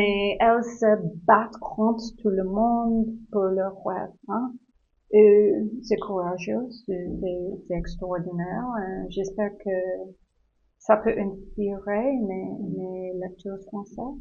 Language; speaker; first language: French; non-native, learner; English